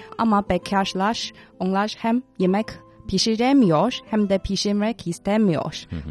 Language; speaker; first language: Turkish; non-native, fluent; Chinese